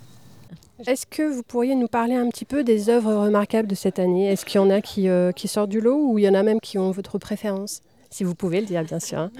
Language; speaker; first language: French; native; French